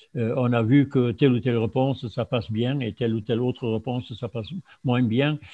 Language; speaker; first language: French; non-native, fluent; German